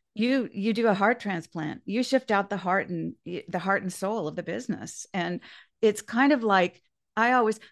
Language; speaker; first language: English; native; English